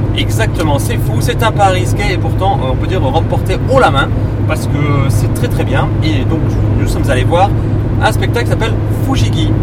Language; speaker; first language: French; native; French